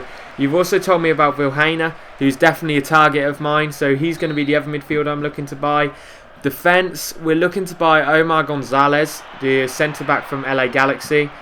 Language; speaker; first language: English; native; English